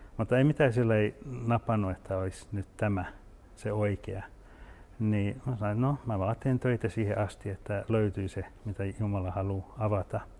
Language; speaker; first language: Finnish; early bilingual, heritage; Finnish